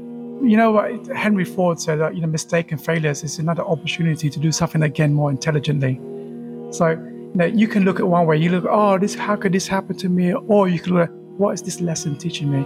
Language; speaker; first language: English; early bilingual, other home language; Vietnamese